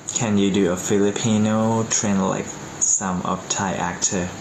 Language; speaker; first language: English; non-native, learner; Thai